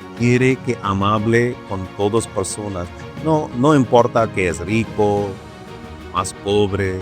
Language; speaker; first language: Spanish; non-native, learner; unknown